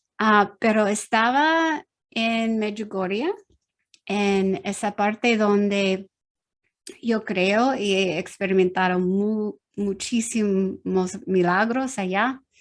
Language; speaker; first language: Spanish; non-native, learner; English